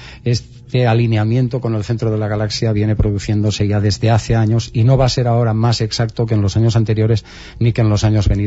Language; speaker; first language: Spanish; native; Spanish